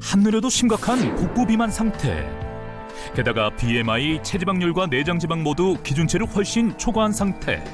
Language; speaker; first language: Korean; native; Korean